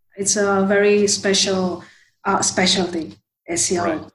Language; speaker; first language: English; non-native, fluent; Greek